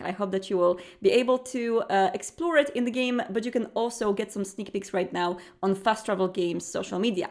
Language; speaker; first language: English; non-native, fluent; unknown